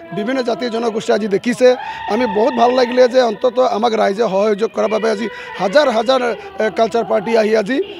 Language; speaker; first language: Assamese; non-native, local second language; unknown